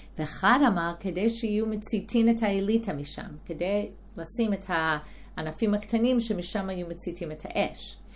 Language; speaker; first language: Hebrew; non-native, fluent; English